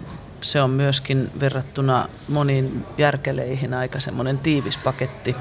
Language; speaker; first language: Finnish; native; Finnish